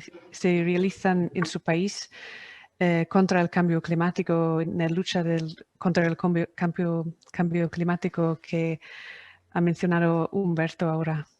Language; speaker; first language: Spanish; non-native, fluent; English